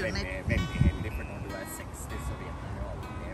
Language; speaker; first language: Norwegian; native; Norwegian